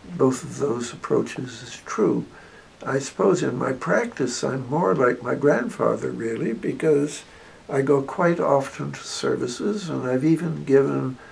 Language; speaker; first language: English; native; English